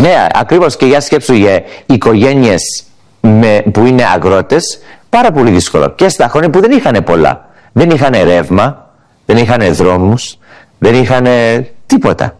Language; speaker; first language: Greek; early bilingual, heritage; Greek